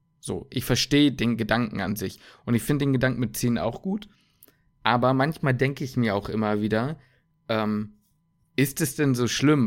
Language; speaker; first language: German; native; German